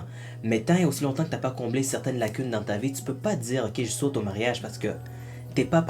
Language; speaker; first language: French; native; French